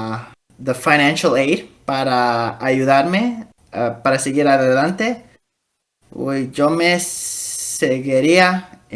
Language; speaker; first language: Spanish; early bilingual, heritage; Spanish